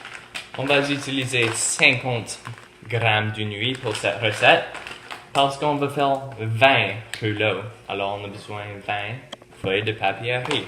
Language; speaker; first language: French; non-native, fluent; English